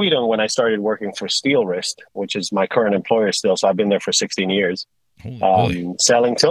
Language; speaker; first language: English; non-native, fluent; Spanish